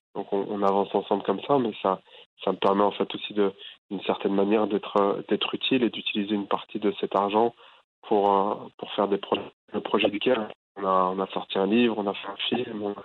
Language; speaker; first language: French; native; French